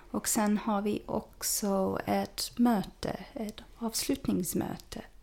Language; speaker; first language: Swedish; non-native, fluent; English